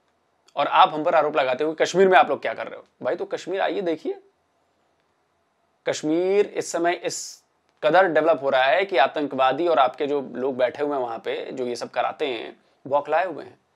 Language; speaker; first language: Hindi; native; Hindi